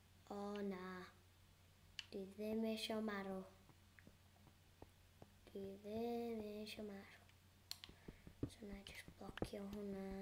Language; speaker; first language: Welsh; non-native, local second language; English